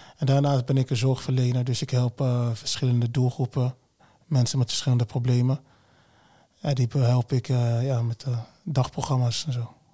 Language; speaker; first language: Dutch; early bilingual, other home language; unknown